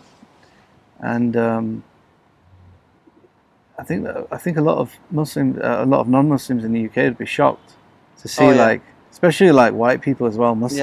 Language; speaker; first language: English; native; English